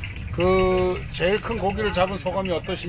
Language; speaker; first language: Korean; native; Korean